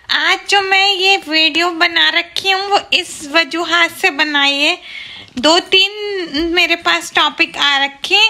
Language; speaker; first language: Urdu; native; Urdu